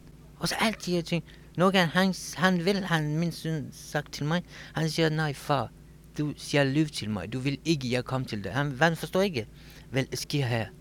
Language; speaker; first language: Danish; non-native, learner; Kurdish